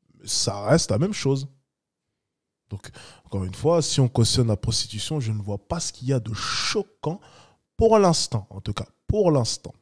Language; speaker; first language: French; native; French